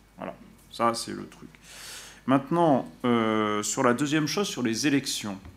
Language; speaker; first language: French; native; French